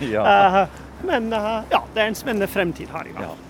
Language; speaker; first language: Norwegian; non-native, fluent; English